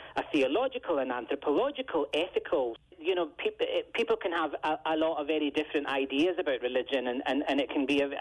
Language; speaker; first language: English; native; English